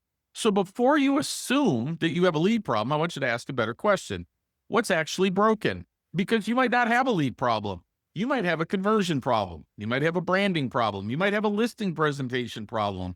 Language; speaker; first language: English; native; English